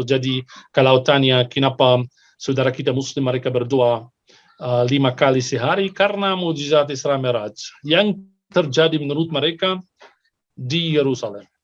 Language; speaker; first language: Indonesian; non-native, fluent; Arabic